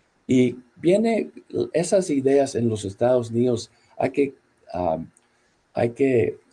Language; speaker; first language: Spanish; non-native, fluent; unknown